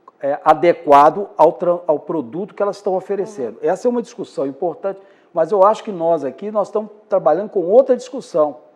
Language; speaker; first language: Portuguese; native; Portuguese